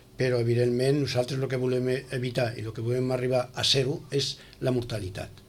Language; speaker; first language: Catalan; native; Catalan